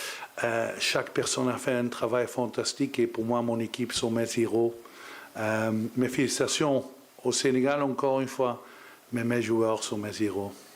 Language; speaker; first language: French; non-native, learner; Dutch